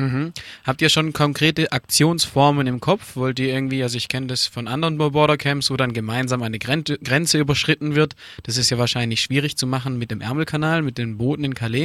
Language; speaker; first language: German; native; German